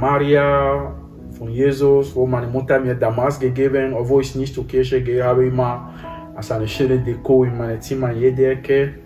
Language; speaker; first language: German; non-native, fluent; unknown